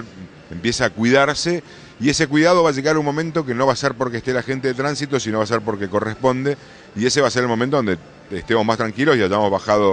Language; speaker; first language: Spanish; native; Spanish